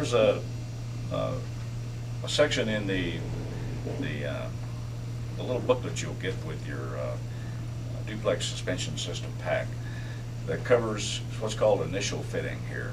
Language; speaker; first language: English; native; English